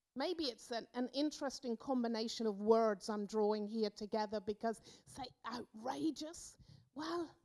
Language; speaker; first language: English; native; English